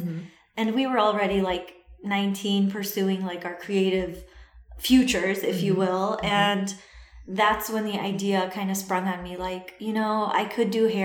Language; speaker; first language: English; early bilingual, other home language; Assyrian Neo-Aramaic